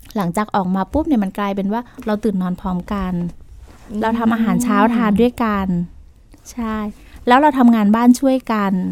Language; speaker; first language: Thai; native; Thai